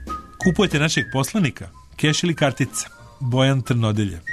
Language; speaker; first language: Serbian; native; Serbian